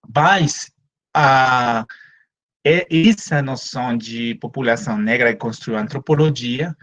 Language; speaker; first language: Portuguese; non-native, fluent; Spanish